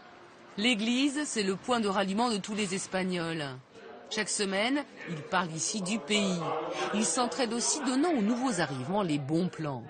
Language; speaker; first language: French; native; French